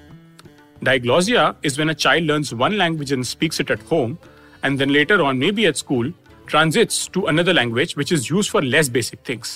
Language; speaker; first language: English; non-native, local second language; Hindi